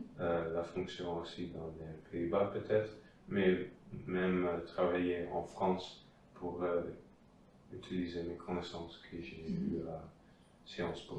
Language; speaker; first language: French; non-native, fluent; Dutch